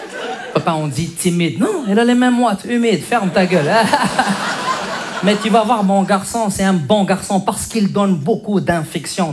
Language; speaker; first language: French; early bilingual, other home language; Arabic